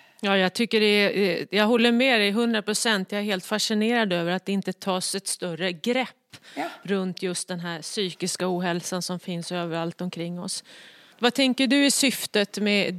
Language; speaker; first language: Swedish; native; Swedish